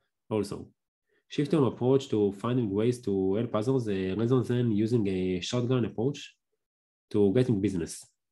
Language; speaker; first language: English; non-native, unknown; Hebrew